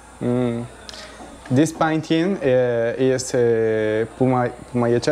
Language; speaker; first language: English; non-native, learner; Spanish